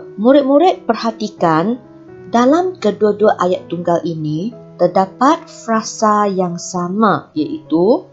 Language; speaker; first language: Malay; non-native, local second language; Chinese